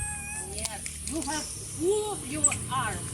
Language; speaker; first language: English; non-native, learner; Russian